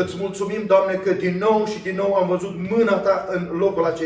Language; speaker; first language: Romanian; native; Romanian